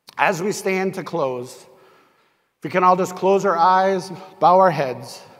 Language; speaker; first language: English; native; English